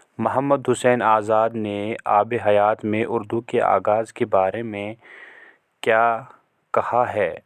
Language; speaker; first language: Urdu; non-native, local second language; Kashmiri